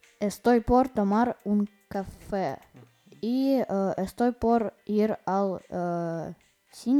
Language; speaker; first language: Spanish; non-native, learner; Russian